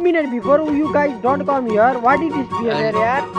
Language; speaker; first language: English; non-native, learner; Nepali